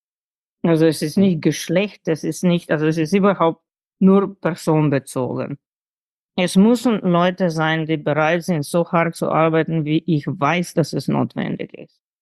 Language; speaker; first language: German; non-native, fluent; Slovenian